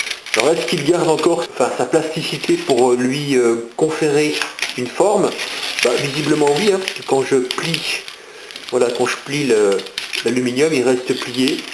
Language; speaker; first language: French; native; French